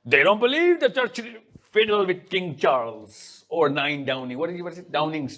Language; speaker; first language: English; non-native, local second language; Urdu